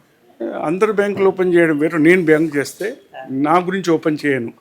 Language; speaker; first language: Telugu; native; Telugu